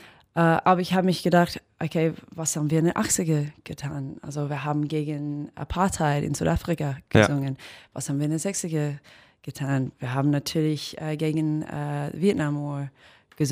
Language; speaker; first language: German; non-native, fluent; English